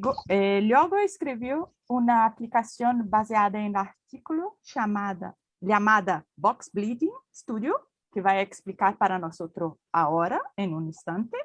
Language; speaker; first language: Spanish; non-native, learner; Portuguese